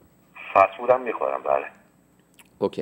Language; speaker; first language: Persian; early bilingual, heritage; Persian